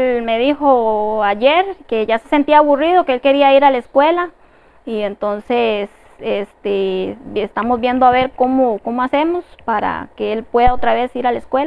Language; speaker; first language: Spanish; native; Spanish